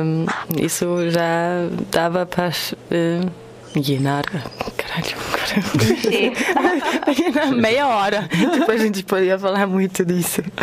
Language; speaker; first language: Portuguese; non-native, fluent; German